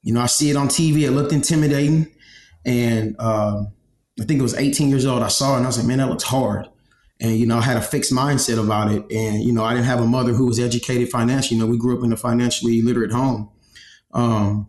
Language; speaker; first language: English; native; English